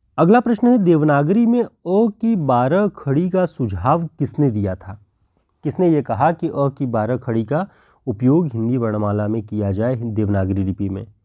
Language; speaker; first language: Hindi; native; Hindi